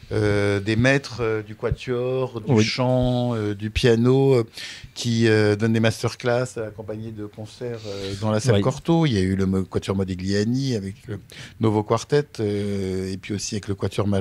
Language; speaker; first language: French; native; French